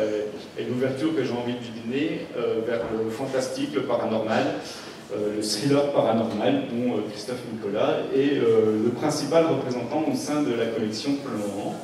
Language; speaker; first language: French; native; French